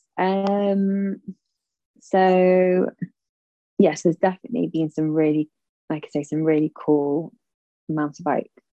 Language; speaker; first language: English; native; English